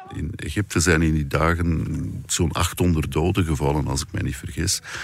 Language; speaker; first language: Dutch; native; Dutch